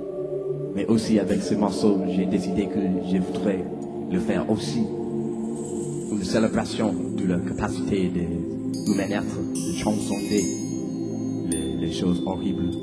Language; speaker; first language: French; non-native, learner; English